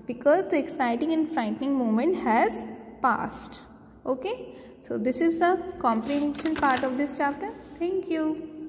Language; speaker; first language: English; non-native, local second language; Hindi